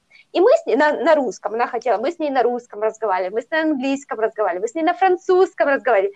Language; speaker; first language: Russian; native; Russian